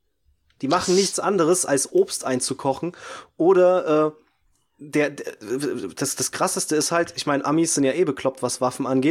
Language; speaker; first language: German; native; German